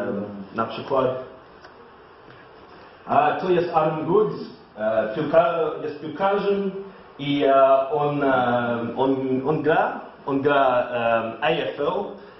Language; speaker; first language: Polish; non-native, learner; English